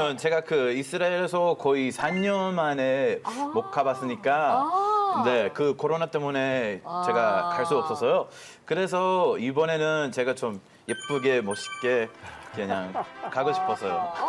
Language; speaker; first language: Korean; non-native, learner; Hebrew